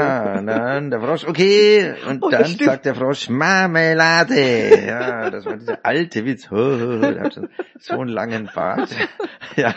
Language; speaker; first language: German; native; German